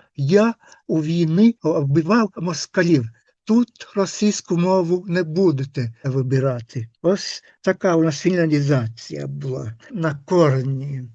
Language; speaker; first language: Ukrainian; non-native, fluent; Finnish